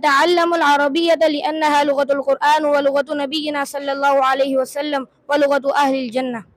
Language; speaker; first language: Arabic; non-native, learner; Urdu